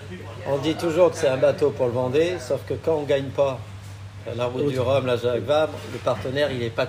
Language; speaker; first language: French; native; French